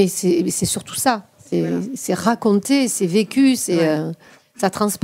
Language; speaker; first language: French; native; French